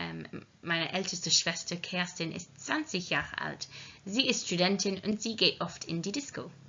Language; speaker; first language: German; non-native, learner; English